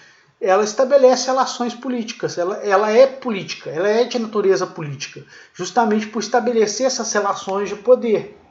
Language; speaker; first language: Portuguese; native; Portuguese